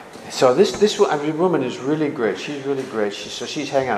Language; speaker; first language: English; native; English